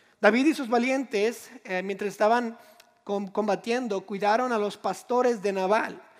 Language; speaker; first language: Spanish; native; Spanish